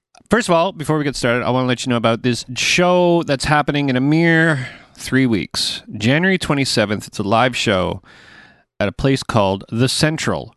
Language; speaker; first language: English; native; English